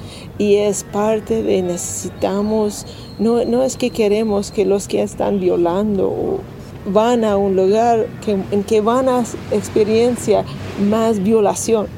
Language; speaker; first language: Spanish; non-native, learner; English